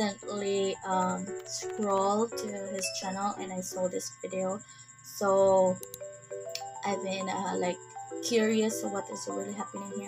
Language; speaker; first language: English; non-native, learner; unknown